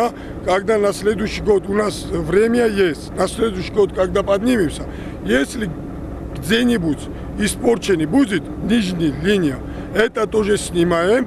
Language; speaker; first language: Russian; non-native, fluent; Georgian